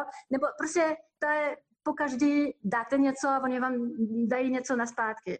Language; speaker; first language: Czech; non-native, fluent; French